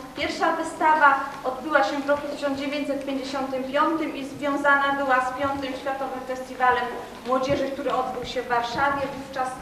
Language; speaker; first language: Polish; native; Polish